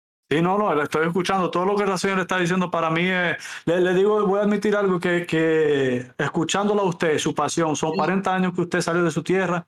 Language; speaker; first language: Spanish; native; Spanish